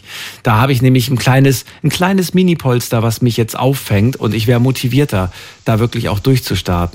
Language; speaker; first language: German; native; German